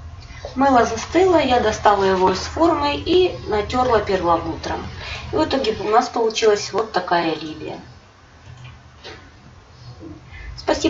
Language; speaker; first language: Russian; native; Russian